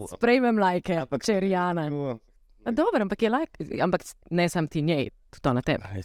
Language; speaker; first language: Slovenian; native; Slovenian